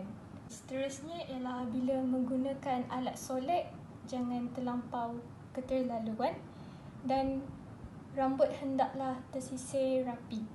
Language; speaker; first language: Malay; native; Malay